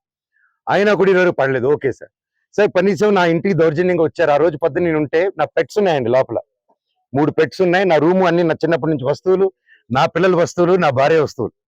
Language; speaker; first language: Telugu; native; Telugu